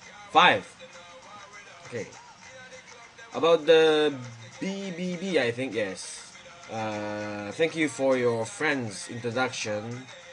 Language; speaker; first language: English; non-native, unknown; Chinese